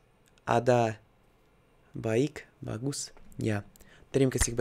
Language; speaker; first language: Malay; non-native, learner; Russian